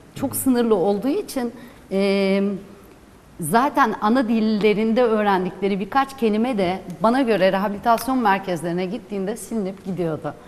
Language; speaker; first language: Turkish; non-native, local second language; Kurdish